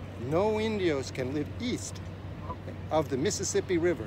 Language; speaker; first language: English; native; English